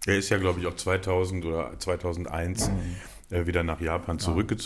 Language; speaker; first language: German; native; German